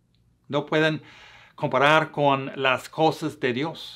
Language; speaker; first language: Spanish; non-native, fluent; English